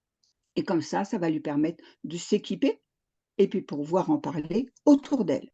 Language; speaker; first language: French; native; French